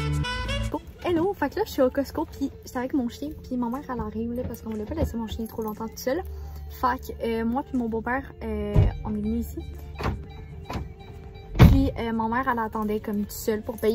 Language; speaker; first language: French; native; French